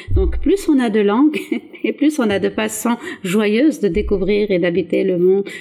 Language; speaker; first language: French; early bilingual, other home language; Arabic